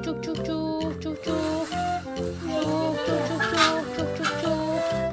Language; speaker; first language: Russian; native; Russian